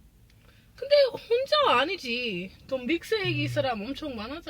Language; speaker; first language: Korean; non-native, learner; English